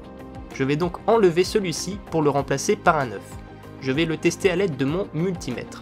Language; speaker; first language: French; native; French